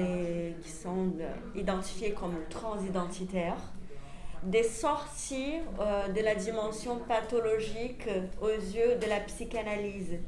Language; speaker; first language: French; non-native, fluent; Portuguese